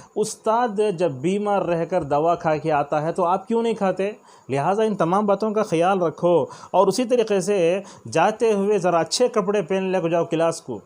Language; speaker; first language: Urdu; native; Urdu